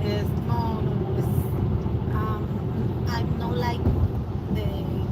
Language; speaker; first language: English; non-native, learner; Spanish